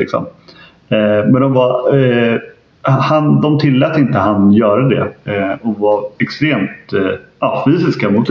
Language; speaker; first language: Swedish; native; Swedish